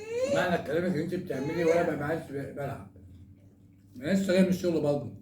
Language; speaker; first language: Arabic; native; Arabic